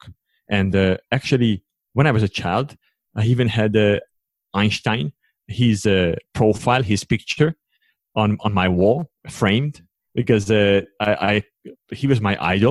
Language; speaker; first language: English; non-native, fluent; Hungarian